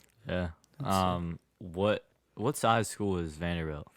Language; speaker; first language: English; native; English